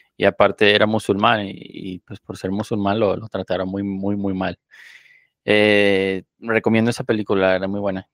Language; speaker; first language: Spanish; native; Spanish